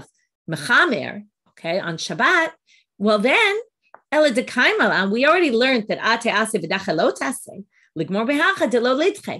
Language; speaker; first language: English; native; English